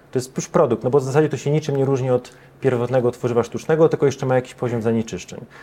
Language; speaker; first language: Polish; native; Polish